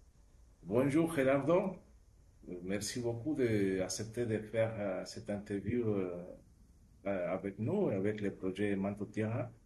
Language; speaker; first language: French; non-native, fluent; Spanish